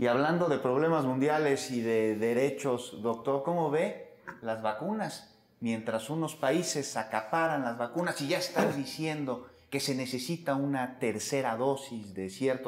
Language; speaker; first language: Spanish; native; Spanish